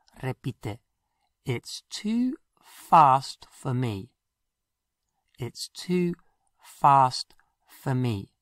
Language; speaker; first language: English; non-native, fluent; Spanish